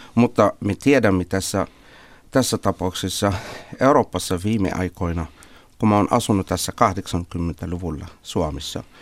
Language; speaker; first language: Finnish; non-native, fluent; Arabic